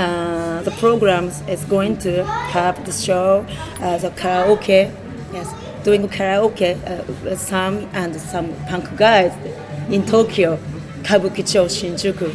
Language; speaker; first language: English; non-native, learner; Japanese